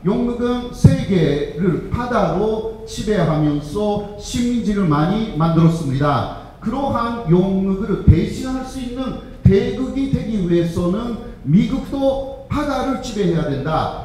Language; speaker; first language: Korean; non-native, fluent; Japanese